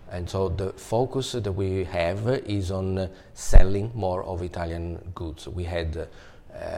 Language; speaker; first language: English; non-native, fluent; Italian